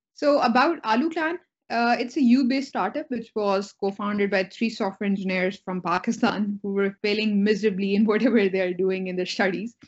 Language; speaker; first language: English; non-native, local second language; Urdu